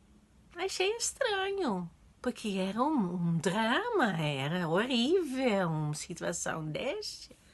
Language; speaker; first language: Portuguese; non-native, fluent; Dutch